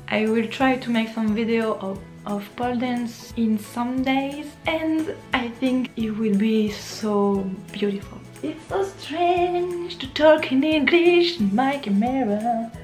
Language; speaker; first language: English; non-native, learner; French